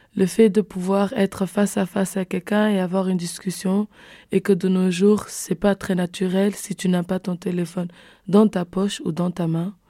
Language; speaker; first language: French; non-native, fluent; Kabuverdianu